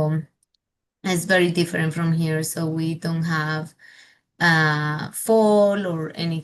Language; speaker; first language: English; non-native, fluent; Spanish